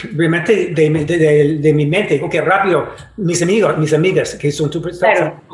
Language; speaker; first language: Spanish; non-native, fluent; English